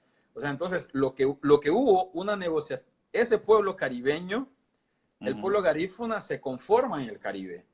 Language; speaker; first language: Spanish; non-native, local second language; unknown